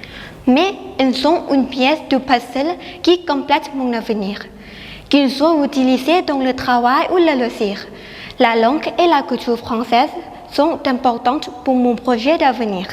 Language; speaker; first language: French; non-native, learner; Thai